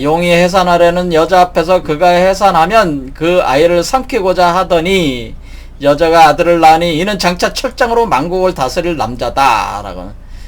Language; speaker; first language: Korean; native; Korean